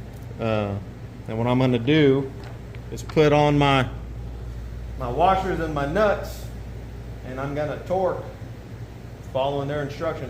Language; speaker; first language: English; native; English